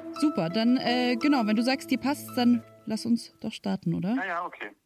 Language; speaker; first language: German; native; German